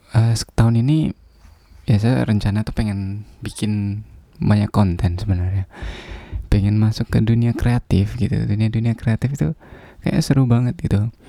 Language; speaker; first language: Indonesian; non-native, local second language; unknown